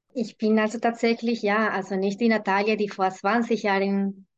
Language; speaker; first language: German; non-native, fluent; Spanish